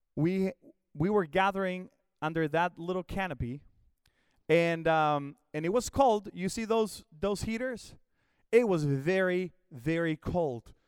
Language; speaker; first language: English; non-native, fluent; Spanish